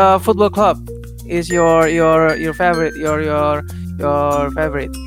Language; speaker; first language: English; non-native, learner; Indonesian